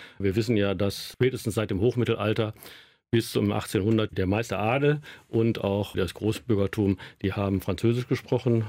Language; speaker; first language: German; native; German